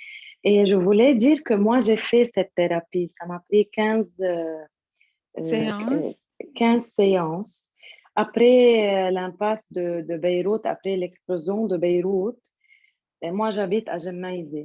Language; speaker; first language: French; non-native, local second language; Arabic